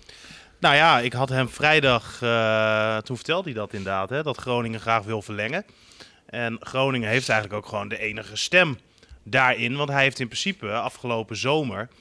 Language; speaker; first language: Dutch; native; Dutch